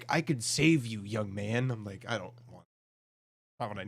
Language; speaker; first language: English; native; English